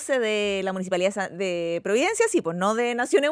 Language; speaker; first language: Spanish; native; Spanish